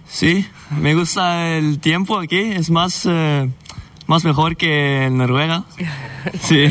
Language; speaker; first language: Spanish; non-native, learner; Norwegian